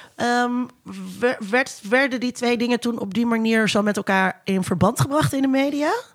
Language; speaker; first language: Dutch; native; Dutch